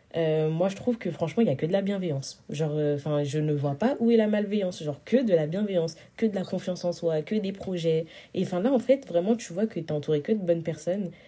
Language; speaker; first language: French; early bilingual, other home language; Wolof